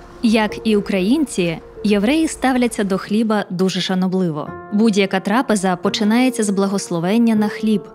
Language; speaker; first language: Ukrainian; native; Ukrainian